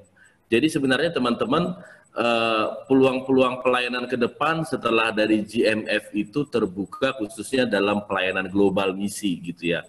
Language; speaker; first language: Indonesian; native; Indonesian